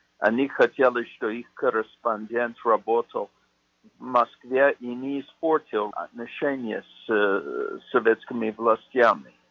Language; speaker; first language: Russian; non-native, fluent; English